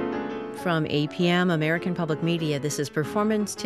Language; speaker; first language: English; native; English